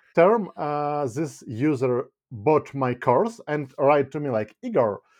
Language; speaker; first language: English; non-native, fluent; Ukrainian